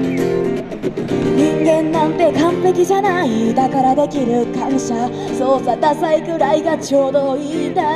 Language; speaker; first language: Japanese; native; Japanese